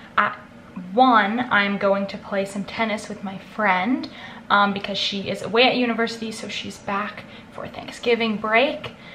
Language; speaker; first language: English; native; English